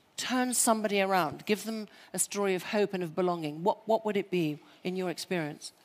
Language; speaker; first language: English; early bilingual, other home language; French